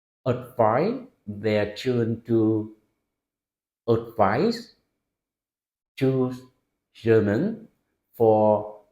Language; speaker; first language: English; non-native, fluent; Vietnamese